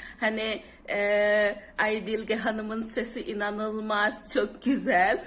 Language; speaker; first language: Turkish; non-native, fluent; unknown